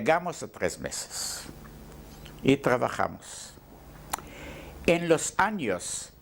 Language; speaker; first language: Spanish; non-native, learner; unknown